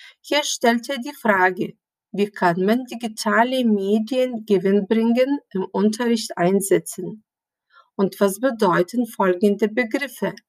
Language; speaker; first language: German; non-native, fluent; Lithuanian